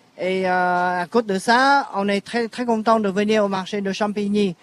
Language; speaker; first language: French; non-native, learner; Vietnamese